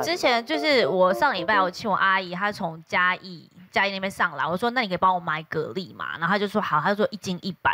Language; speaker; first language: Chinese; native; Chinese